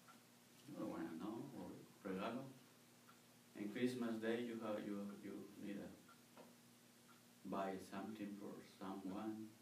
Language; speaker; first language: English; non-native, learner; Spanish